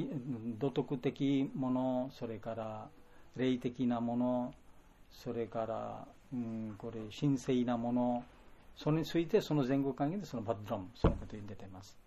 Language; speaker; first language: Japanese; non-native, fluent; Bangla